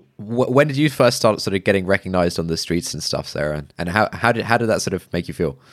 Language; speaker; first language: English; early bilingual, other home language; Urdu